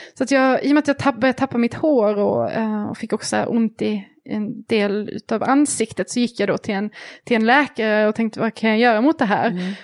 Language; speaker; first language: Swedish; native; Swedish